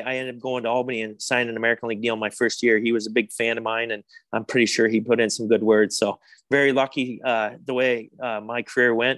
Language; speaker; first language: English; native; English